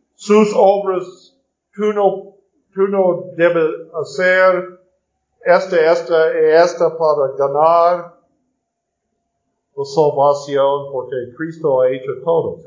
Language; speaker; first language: Spanish; non-native, learner; English